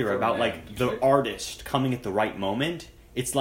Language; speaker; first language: English; native; English